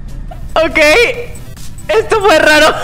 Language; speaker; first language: Spanish; native; Spanish